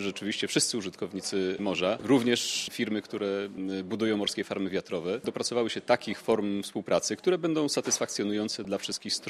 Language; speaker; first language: Polish; native; Polish